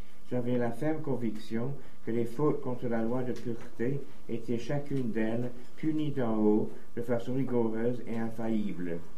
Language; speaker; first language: French; native; French